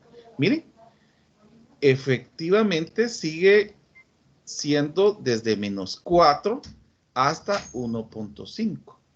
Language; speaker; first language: Spanish; native; Spanish